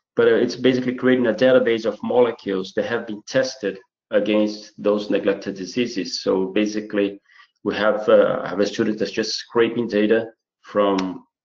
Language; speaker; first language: English; non-native, fluent; Portuguese